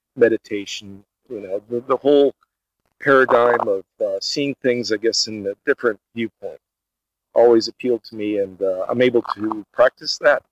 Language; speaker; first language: English; early bilingual, other home language; Portuguese